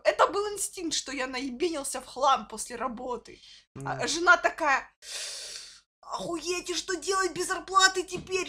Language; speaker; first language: Russian; native; Russian